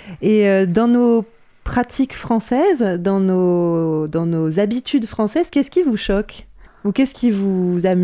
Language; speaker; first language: French; native; French